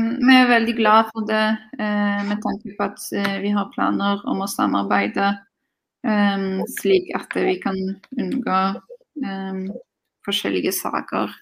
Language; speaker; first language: Norwegian; non-native, fluent; Polish